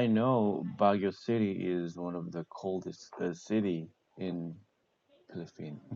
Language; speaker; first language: English; non-native, learner; Korean